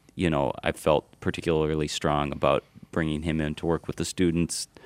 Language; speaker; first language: English; native; English